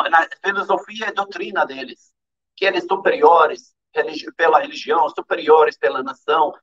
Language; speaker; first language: Portuguese; non-native, fluent; Arabic